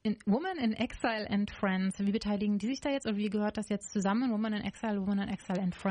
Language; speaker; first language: German; native; German